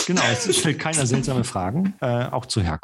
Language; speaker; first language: German; native; German